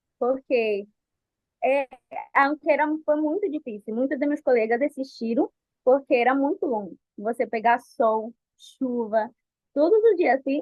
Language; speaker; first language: Portuguese; non-native, fluent; Spanish